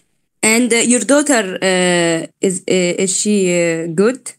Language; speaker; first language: English; non-native, learner; Arabic